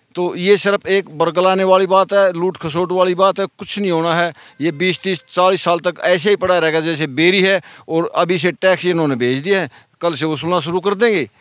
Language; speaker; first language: Hindi; native; Hindi